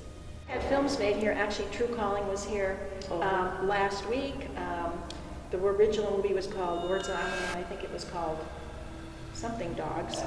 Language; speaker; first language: English; native; English